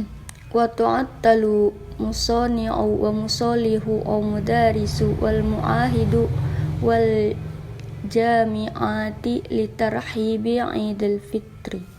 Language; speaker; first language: Arabic; non-native, learner; Indonesian